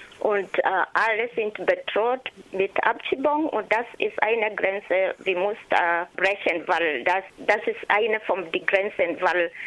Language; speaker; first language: German; non-native, learner; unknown